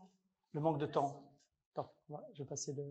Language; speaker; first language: French; native; French